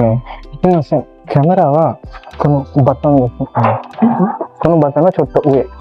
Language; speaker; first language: Japanese; non-native, learner; Telugu